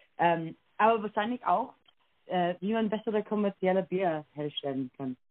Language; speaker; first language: German; early bilingual, heritage; English